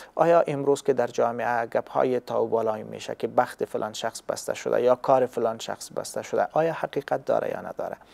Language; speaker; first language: Persian; native; Persian